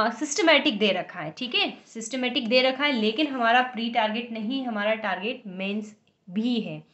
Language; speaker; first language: Hindi; native; Hindi